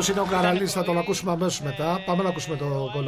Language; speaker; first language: Greek; native; Greek